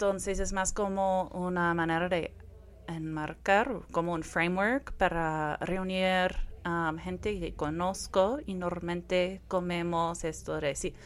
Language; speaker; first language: Spanish; non-native, fluent; English